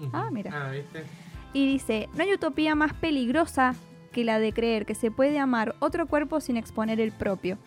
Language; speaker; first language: Spanish; native; Spanish